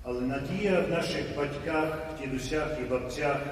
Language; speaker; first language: Ukrainian; early bilingual, heritage; Ukrainian